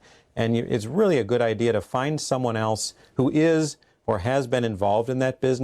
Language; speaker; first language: English; native; English